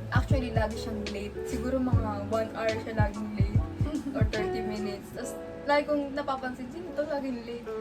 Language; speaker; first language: Filipino; native; Filipino